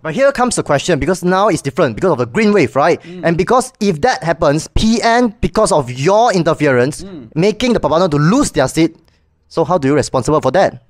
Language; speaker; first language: English; non-native, local second language; Chinese